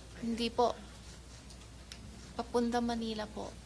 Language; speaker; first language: Filipino; non-native, learner; Chinese